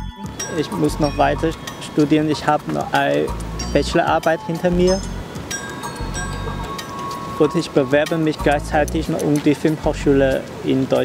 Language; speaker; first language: German; non-native, fluent; Chinese